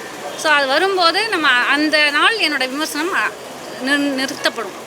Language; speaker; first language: Tamil; native; Tamil